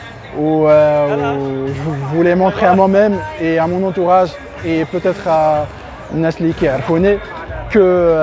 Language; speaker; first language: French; non-native, local second language; Arabic